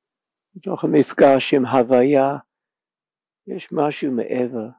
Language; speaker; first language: Hebrew; non-native, fluent; English